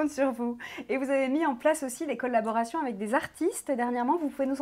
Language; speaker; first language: French; native; French